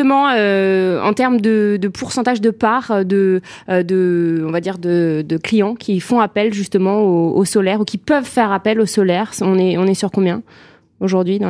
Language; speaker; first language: French; native; French